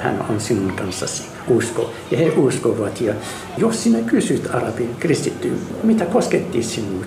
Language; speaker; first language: Finnish; non-native, fluent; Arabic